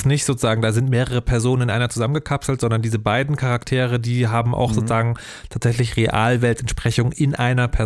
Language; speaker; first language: German; native; German